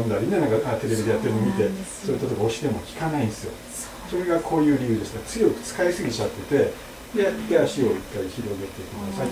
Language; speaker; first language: Japanese; native; Japanese